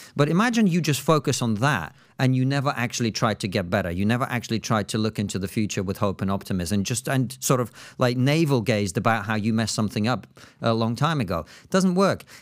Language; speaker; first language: English; non-native, fluent; Russian